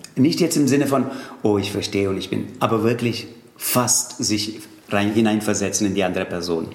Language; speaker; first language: German; non-native, fluent; Tamil